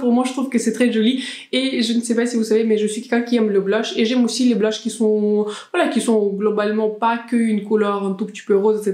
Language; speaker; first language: French; native; French